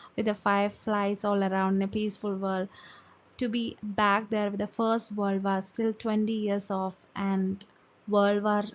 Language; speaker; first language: English; non-native, local second language; Malayalam